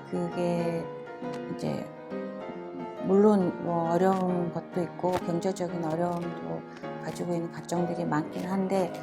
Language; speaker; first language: Korean; non-native, fluent; Mongolian